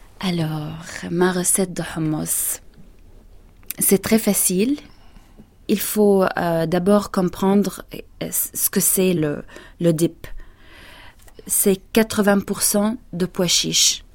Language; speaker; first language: French; non-native, fluent; Arabic